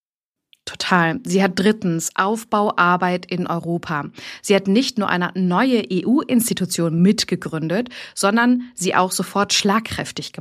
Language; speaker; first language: German; native; German